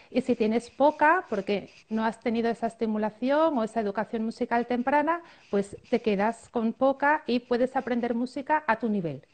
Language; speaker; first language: Spanish; native; Spanish